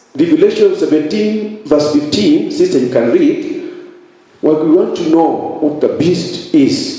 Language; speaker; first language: English; non-native, local second language; Swahili